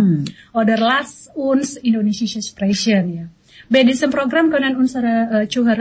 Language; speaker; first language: German; non-native, learner; Indonesian